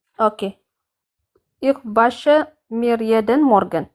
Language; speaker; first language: German; non-native, learner; Amharic